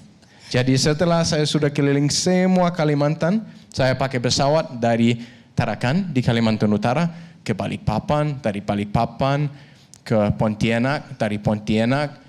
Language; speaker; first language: Indonesian; non-native, fluent; Danish